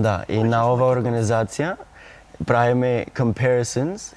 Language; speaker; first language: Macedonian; non-native, learner; English